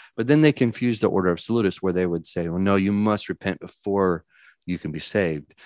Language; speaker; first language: English; native; English